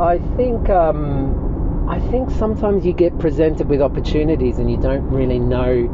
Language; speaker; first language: English; native; English